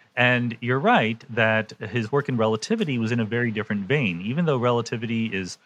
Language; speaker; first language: English; native; English